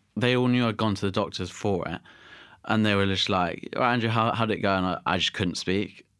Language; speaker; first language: English; native; English